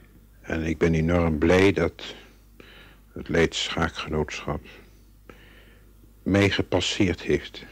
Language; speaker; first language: Dutch; native; Dutch